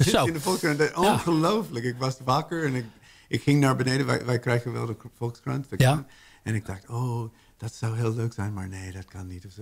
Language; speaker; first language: Dutch; non-native, learner; English